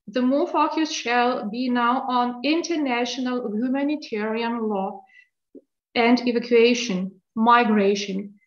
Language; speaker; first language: English; non-native, fluent; Lithuanian